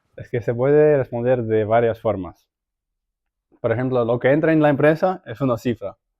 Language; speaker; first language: Spanish; non-native, fluent; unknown